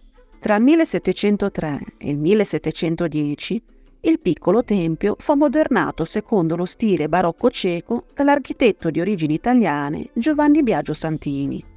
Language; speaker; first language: Italian; native; Italian